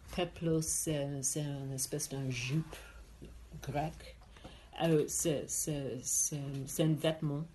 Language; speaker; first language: French; non-native, fluent; English